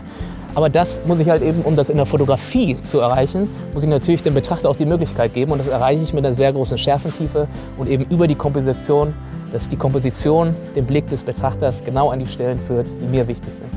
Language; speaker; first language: German; native; German